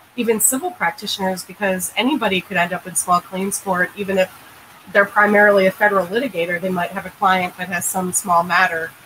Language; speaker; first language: English; native; English